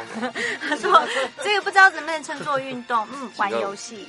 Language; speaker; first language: Chinese; native; Chinese